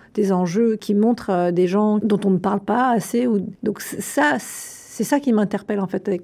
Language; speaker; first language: French; native; French